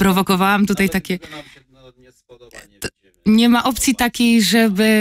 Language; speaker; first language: Polish; native; Polish